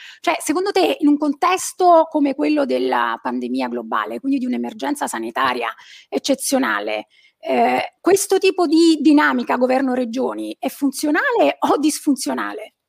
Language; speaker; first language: Italian; native; Italian